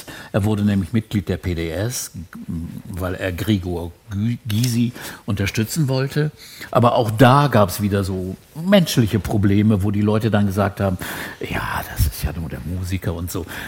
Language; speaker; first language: German; native; German